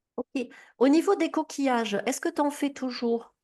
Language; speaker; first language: French; native; French